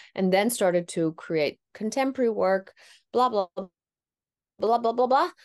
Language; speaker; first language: English; non-native, fluent; Tamil